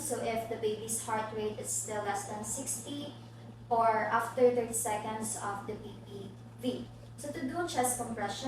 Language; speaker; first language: English; non-native, local second language; Filipino